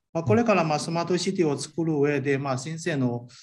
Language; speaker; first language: Japanese; non-native, fluent; Chinese